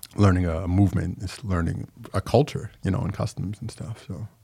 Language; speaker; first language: English; native; English